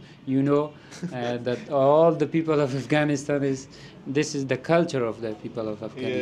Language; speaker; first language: English; non-native, learner; Persian